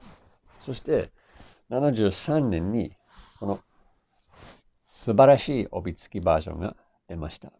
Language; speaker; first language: Japanese; non-native, fluent; English